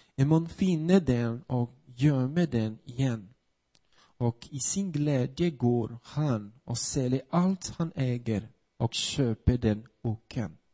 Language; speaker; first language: Swedish; non-native, fluent; Portuguese